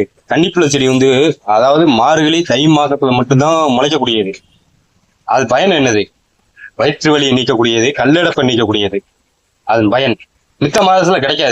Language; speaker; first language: Tamil; native; Tamil